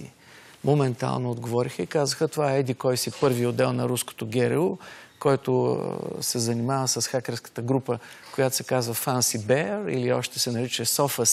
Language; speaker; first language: Bulgarian; native; Bulgarian